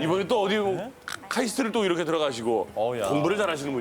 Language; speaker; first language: Korean; native; Korean